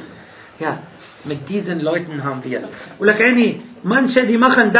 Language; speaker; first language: German; non-native, fluent; Arabic